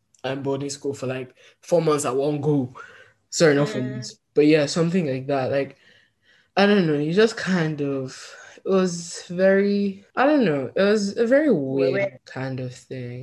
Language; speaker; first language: English; native; English